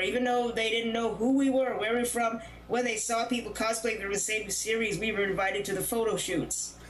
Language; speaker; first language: English; native; English